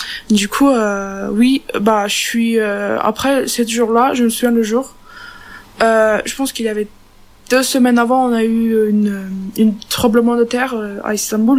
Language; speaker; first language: French; non-native, learner; Turkish